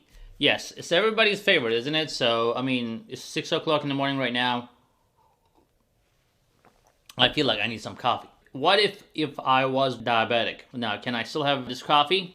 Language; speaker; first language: English; non-native, fluent; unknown